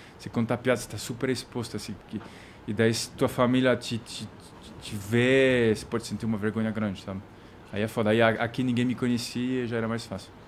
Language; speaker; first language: Portuguese; non-native, fluent; French